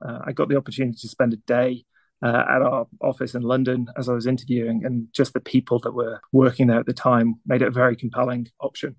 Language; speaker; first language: English; native; English